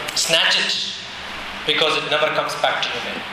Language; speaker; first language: English; non-native, local second language; Malayalam